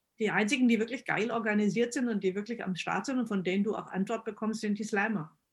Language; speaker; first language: German; early bilingual, other home language; Italian